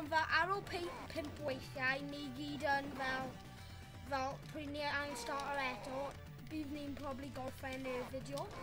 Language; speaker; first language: Welsh; non-native, local second language; English